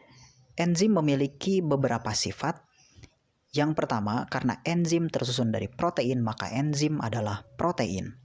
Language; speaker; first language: Indonesian; native; Indonesian